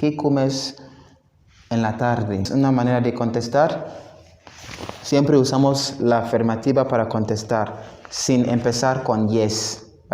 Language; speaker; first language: Spanish; non-native, fluent; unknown